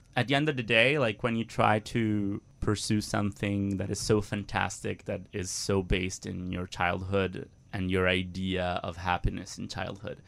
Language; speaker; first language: English; non-native, fluent; Italian